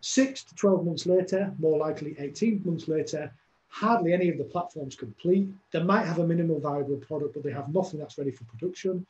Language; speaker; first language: English; native; English